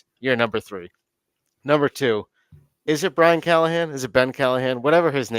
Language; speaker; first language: English; native; English